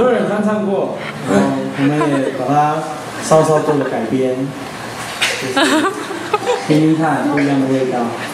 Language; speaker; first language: Chinese; native; Chinese